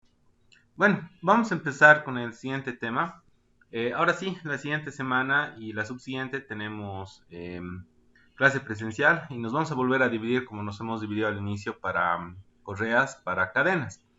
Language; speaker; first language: Spanish; native; Spanish